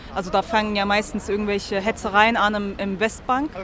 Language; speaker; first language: German; early bilingual, other home language; Arabic